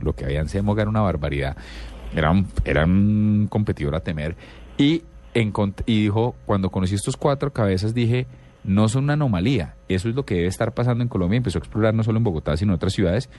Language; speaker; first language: Spanish; native; Spanish